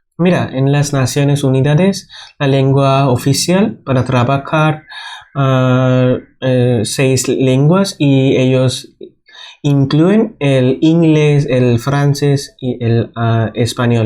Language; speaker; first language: Spanish; non-native, fluent; Bangla